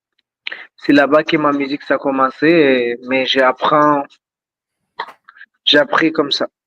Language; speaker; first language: French; non-native, local second language; Tamasheq